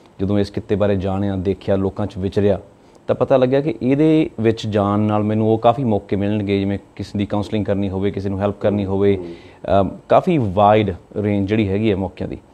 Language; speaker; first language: Punjabi; native; Punjabi